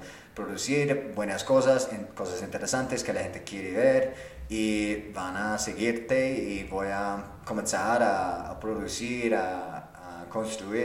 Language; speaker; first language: Spanish; non-native, fluent; English